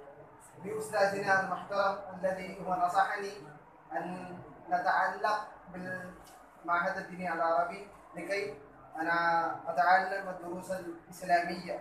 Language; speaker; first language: Arabic; non-native, learner; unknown